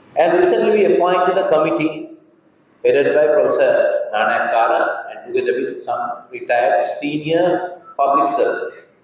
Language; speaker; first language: English; non-native, local second language; Sinhala